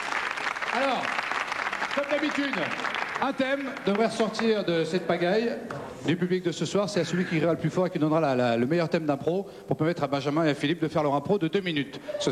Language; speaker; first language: French; native; French